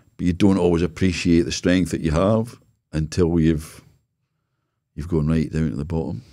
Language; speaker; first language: English; native; English